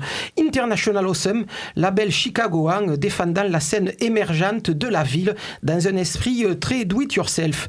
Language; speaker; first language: French; native; French